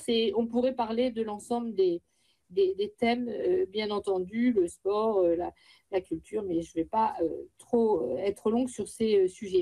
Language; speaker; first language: French; native; French